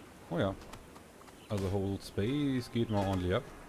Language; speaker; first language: German; native; German